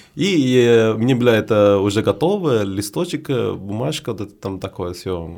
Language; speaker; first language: Russian; non-native, fluent; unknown